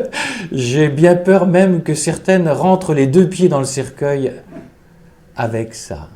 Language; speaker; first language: French; native; French